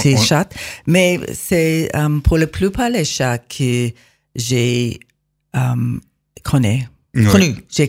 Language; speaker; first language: French; non-native, learner; English